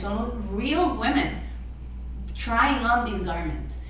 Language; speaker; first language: English; non-native, fluent; Spanish